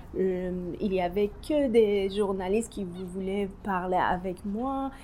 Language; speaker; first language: French; non-native, learner; Persian